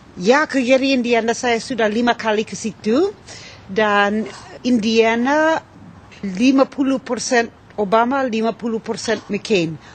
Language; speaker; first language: Indonesian; non-native, learner; English